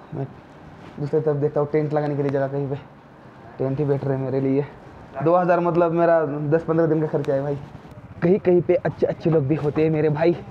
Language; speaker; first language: Hindi; non-native, local second language; Marathi